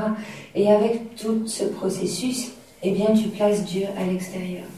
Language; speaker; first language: French; native; French